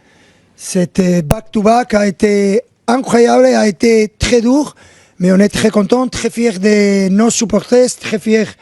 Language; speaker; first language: French; non-native, fluent; Spanish